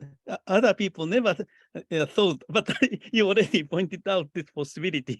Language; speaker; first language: English; non-native, fluent; Japanese